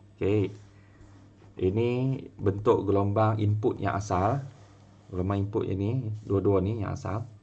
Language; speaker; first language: Malay; native; Malay